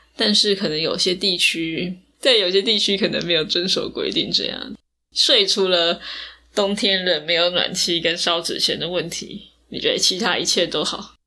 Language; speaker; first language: Chinese; native; Chinese